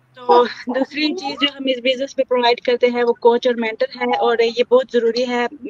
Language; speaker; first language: Urdu; native; Urdu